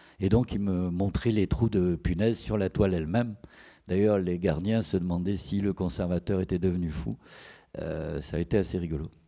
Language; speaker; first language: French; native; French